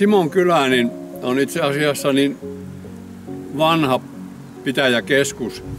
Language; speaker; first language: Finnish; native; Finnish